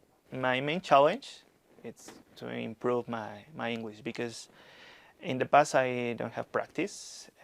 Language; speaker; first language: English; non-native, learner; Spanish